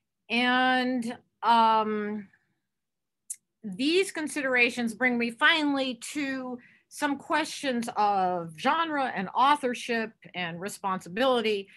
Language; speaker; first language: English; native; English